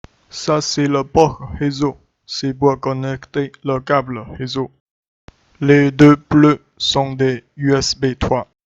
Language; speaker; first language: French; non-native, learner; Chinese